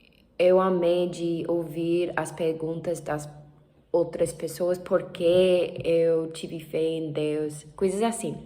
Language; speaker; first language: Portuguese; non-native, learner; English